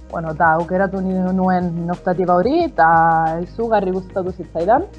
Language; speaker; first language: Basque; non-native, fluent; Italian